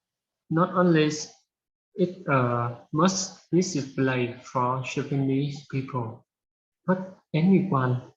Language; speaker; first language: English; non-native, learner; Vietnamese